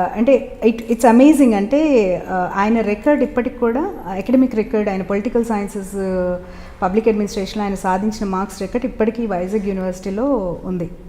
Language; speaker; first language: Telugu; native; Telugu